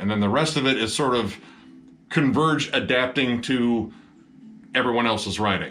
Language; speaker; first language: English; native; English